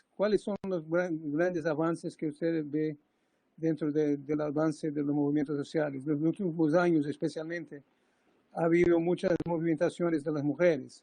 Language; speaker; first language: Spanish; non-native, fluent; Portuguese